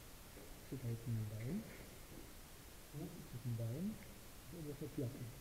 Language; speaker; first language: German; native; German